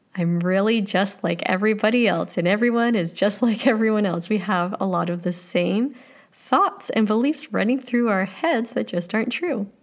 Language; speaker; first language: English; native; English